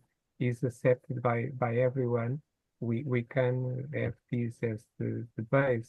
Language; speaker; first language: English; non-native, fluent; Portuguese